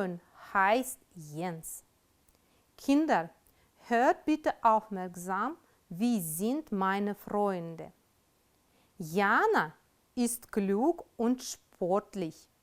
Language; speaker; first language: German; non-native, fluent; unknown